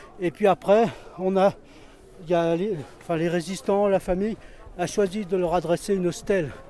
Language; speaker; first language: French; native; French